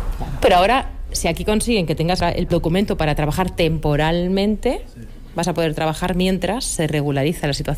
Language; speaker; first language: Spanish; native; Spanish